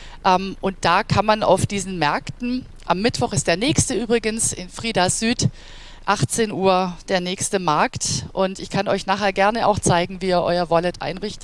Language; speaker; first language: German; native; German